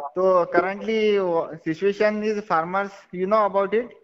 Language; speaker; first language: English; non-native, local second language; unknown